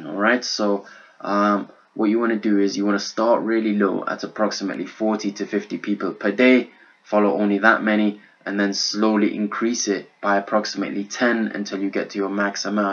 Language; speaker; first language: English; native; English